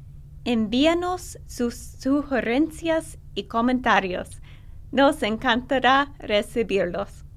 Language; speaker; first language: Spanish; non-native, learner; English